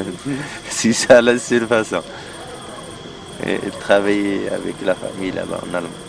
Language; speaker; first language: French; non-native, learner; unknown